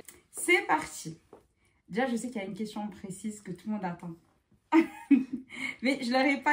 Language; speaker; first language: French; native; French